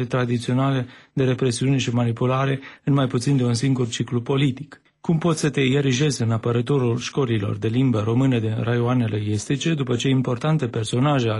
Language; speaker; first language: Romanian; native; Romanian